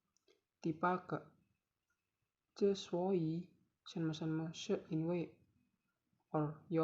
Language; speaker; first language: Chinese; non-native, learner; Indonesian